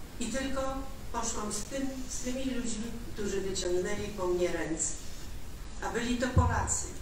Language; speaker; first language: Polish; early bilingual, other home language; Russian